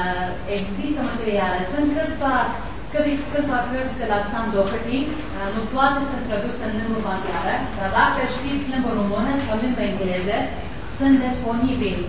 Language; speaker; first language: Romanian; non-native, local second language; Hungarian